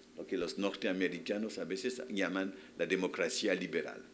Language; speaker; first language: Spanish; non-native, fluent; French